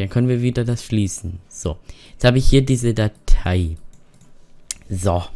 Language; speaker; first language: German; native; German